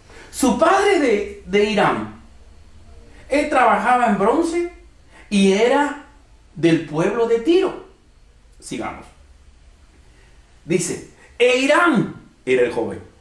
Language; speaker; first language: Spanish; native; Spanish